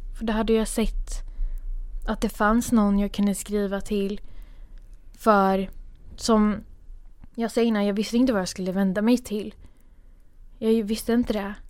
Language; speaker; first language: Swedish; early bilingual, other home language; Kurdish